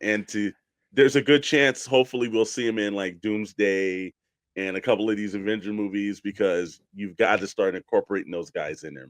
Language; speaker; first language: English; native; English